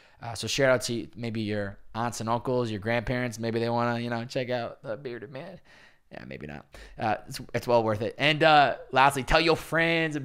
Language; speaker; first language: English; native; English